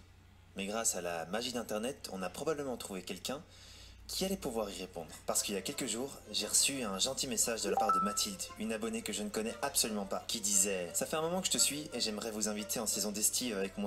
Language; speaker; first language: French; native; French